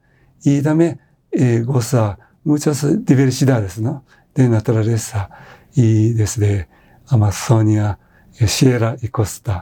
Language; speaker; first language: Spanish; non-native, fluent; Japanese